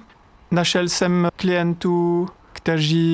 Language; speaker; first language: Czech; non-native, fluent; French